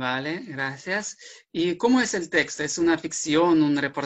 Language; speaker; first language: Spanish; non-native, fluent; Ukrainian